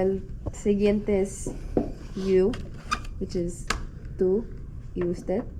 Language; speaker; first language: Spanish; early bilingual, heritage; Spanish